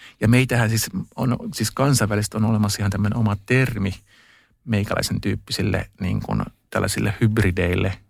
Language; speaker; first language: Finnish; early bilingual, heritage; Finnish